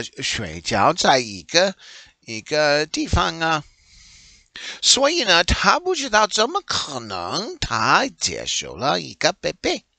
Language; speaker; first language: Chinese; non-native, learner; English